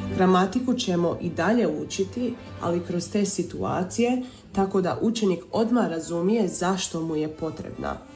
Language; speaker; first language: Croatian; early bilingual, heritage; Croatian